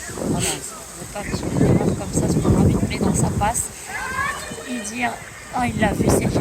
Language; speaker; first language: French; native; French